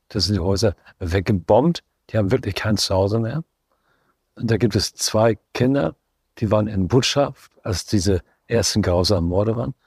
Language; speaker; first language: German; native; German